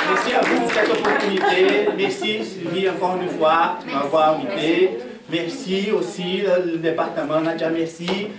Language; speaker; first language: French; non-native, fluent; Portuguese